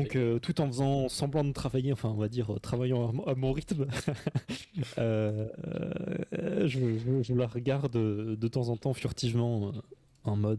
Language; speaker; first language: French; native; French